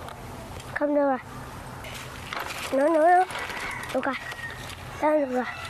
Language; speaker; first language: Vietnamese; native; Vietnamese